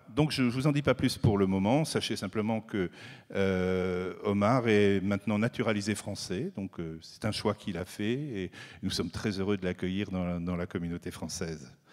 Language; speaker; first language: French; native; French